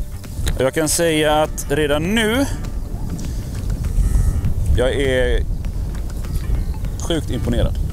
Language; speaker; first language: Swedish; native; Swedish